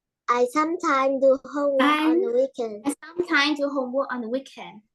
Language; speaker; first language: English; non-native, learner; Vietnamese